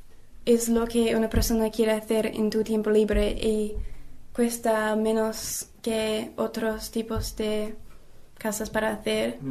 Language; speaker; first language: Spanish; non-native, learner; English